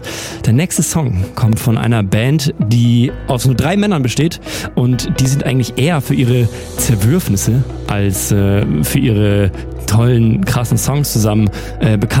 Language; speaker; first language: German; native; German